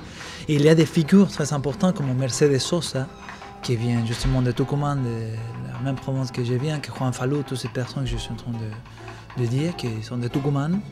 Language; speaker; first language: French; non-native, fluent; Spanish